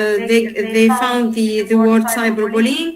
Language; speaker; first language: English; non-native, learner; Arabic